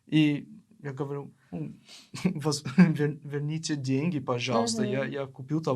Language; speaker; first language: Russian; non-native, learner; English